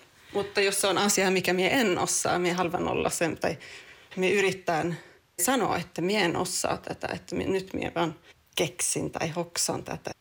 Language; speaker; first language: Finnish; non-native, local second language; Swedish